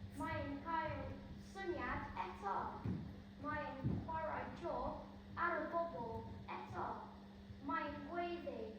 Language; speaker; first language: Welsh; non-native, local second language; English